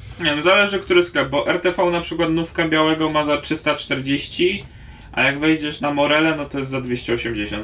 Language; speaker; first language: Polish; native; Polish